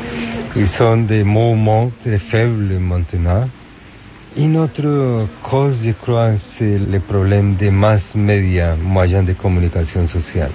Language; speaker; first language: French; non-native, fluent; Spanish